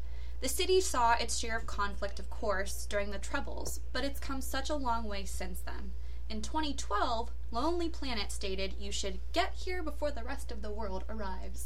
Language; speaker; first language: English; native; English